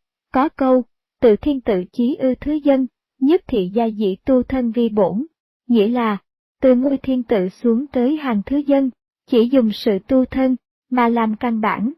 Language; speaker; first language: Vietnamese; native; Vietnamese